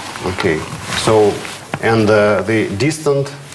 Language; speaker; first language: English; non-native, fluent; Russian